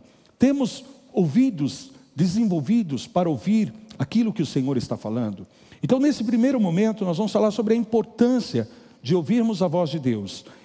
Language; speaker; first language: Portuguese; native; Portuguese